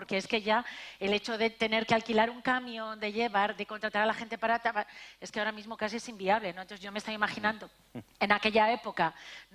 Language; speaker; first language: Spanish; native; Spanish